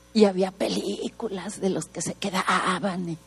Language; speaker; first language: Spanish; native; Spanish